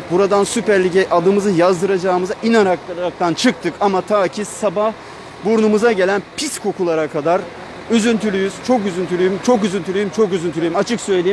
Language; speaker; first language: Turkish; native; Turkish